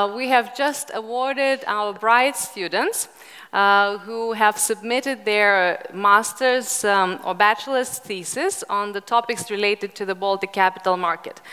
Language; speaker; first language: English; non-native, fluent; Lithuanian